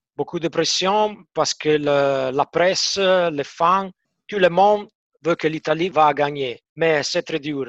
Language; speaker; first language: French; non-native, fluent; Italian